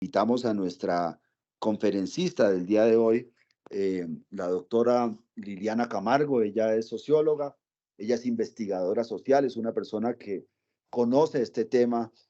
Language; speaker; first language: Spanish; native; Spanish